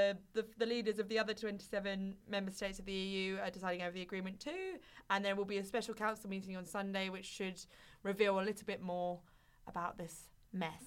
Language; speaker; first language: English; native; English